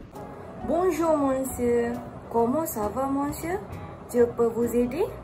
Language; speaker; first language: French; non-native, learner; Malay